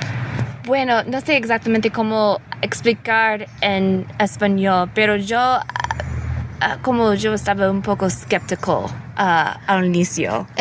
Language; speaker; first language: Spanish; early bilingual, heritage; English